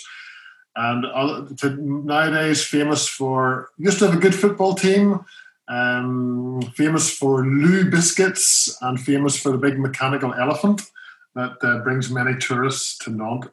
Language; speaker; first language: English; native; English